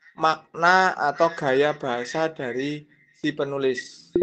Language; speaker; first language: Indonesian; native; Indonesian